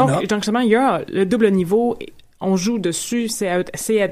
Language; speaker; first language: French; native; French